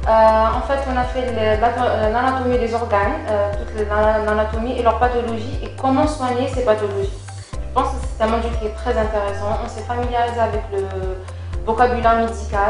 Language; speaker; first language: French; non-native, local second language; Kabyle